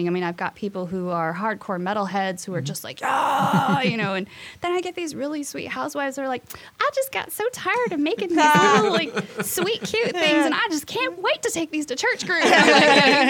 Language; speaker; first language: English; native; English